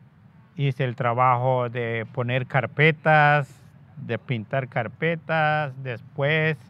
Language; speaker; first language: Spanish; non-native, local second language; Yucateco